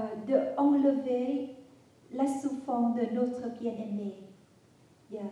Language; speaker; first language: French; non-native, fluent; Vietnamese